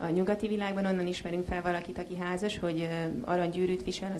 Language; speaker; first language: Hungarian; native; Hungarian